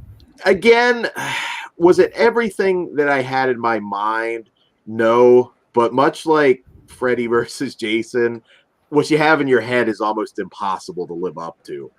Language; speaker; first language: English; native; English